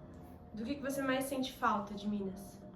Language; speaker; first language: Portuguese; native; Portuguese